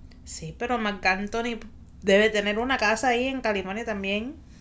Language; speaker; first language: Spanish; early bilingual, heritage; Spanish